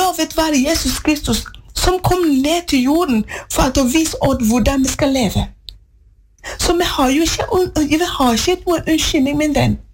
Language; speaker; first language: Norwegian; non-native, fluent; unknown